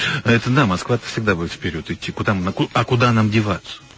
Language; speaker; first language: Russian; native; Russian